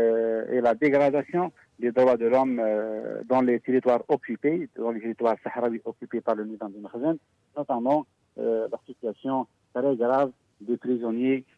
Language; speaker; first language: French; non-native, local second language; Arabic